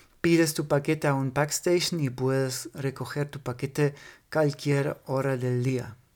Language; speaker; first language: Spanish; non-native, fluent; German